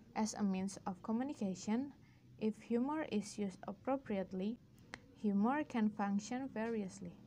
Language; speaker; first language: English; non-native, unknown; Indonesian